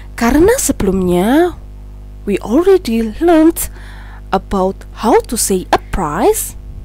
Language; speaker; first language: English; non-native, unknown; Indonesian